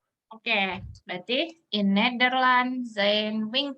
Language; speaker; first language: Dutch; non-native, learner; Indonesian